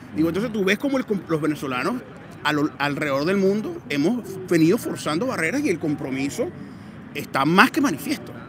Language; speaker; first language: Spanish; native; Spanish